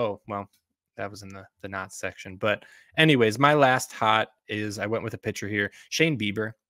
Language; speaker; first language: English; native; English